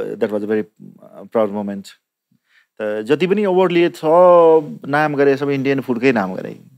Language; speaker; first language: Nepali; non-native, local second language; Maithili